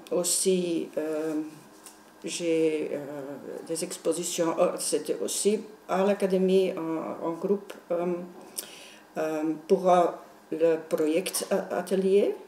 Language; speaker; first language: French; non-native, local second language; Dutch